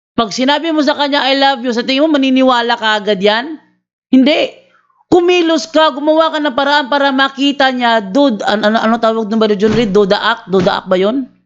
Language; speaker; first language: Filipino; non-native, local second language; Cebuano